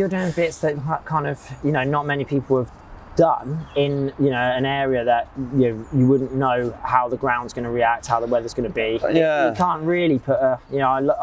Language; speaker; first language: English; native; English